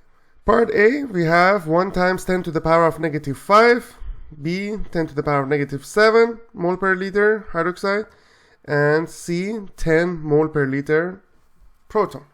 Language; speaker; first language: English; non-native, fluent; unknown